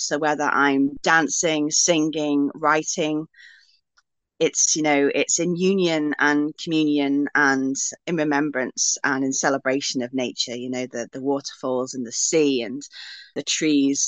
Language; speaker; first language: English; native; English